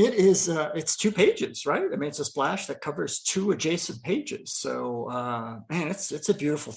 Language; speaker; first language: English; native; English